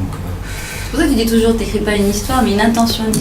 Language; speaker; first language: French; native; French